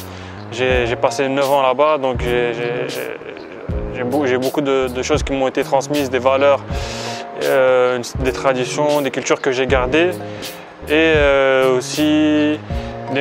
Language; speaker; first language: French; early bilingual, other home language; Arabic